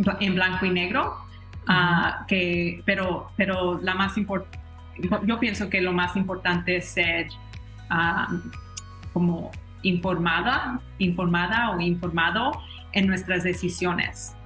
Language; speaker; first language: Spanish; early bilingual, heritage; Spanish